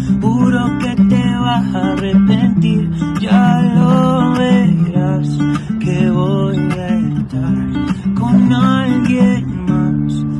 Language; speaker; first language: Spanish; native; Spanish